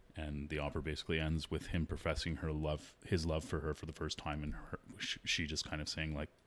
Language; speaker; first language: English; native; English